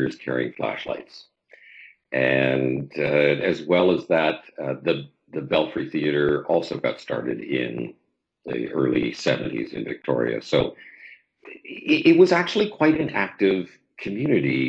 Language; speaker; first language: English; native; English